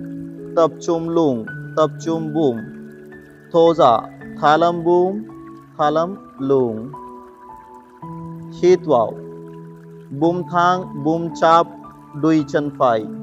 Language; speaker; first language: Vietnamese; non-native, learner; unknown